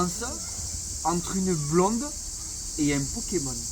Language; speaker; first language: French; native; French